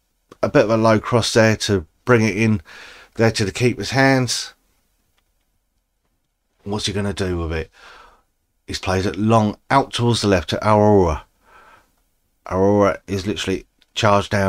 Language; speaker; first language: English; native; English